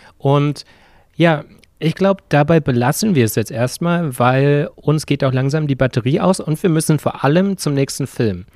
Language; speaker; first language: German; native; German